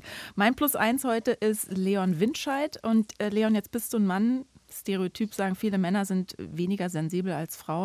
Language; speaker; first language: German; native; German